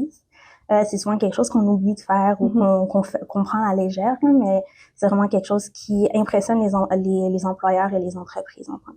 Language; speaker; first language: French; native; French